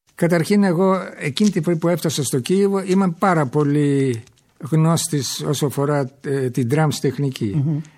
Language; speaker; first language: Greek; early bilingual, heritage; Greek